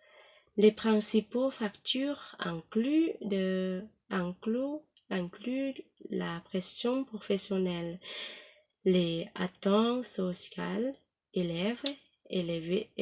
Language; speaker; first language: French; non-native, learner; Thai